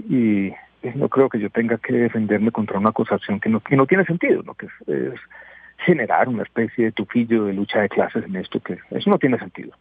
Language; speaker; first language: Spanish; native; Spanish